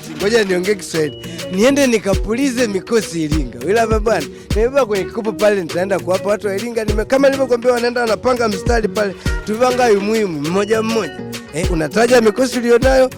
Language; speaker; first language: Swahili; non-native, local second language; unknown